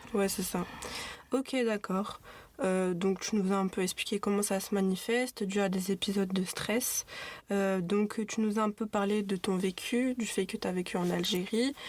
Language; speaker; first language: French; native; French